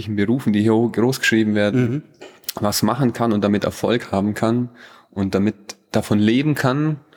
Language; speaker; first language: German; native; German